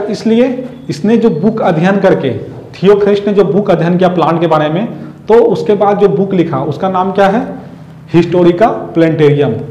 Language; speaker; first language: Hindi; native; Hindi